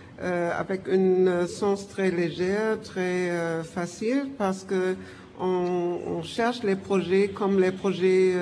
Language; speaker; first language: French; non-native, fluent; German